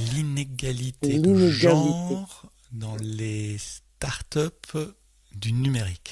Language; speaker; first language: French; native; French